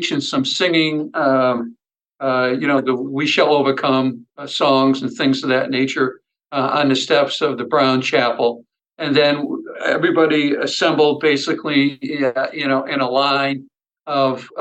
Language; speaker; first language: English; native; English